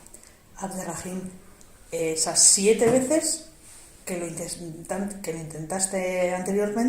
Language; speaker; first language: Spanish; native; Spanish